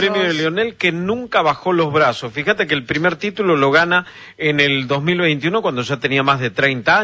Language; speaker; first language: Spanish; native; Spanish